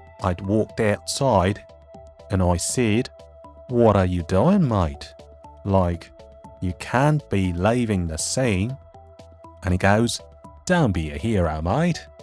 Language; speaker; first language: English; non-native, fluent; Chinese